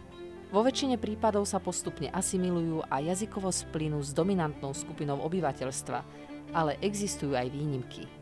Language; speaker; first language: Slovak; native; Slovak